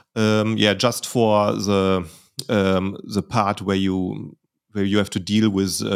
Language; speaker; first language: English; non-native, fluent; German